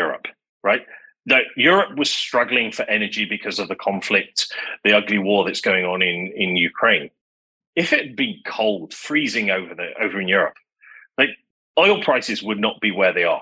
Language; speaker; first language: English; native; English